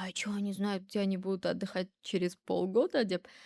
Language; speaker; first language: Russian; non-native, local second language; Kazakh